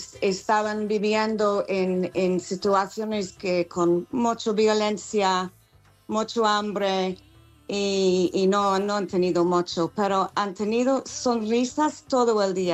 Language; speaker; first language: Spanish; non-native, fluent; English